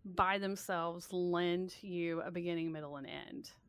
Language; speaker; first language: English; native; English